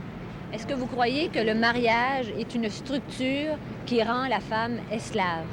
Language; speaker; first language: French; native; French